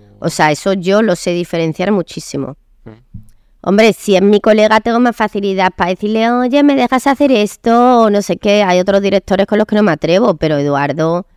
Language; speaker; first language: Spanish; native; Spanish